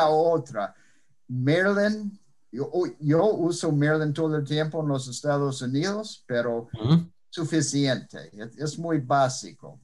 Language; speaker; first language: Spanish; non-native, fluent; English